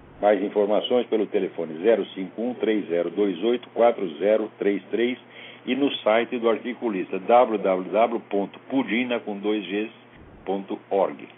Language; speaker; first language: Portuguese; native; Portuguese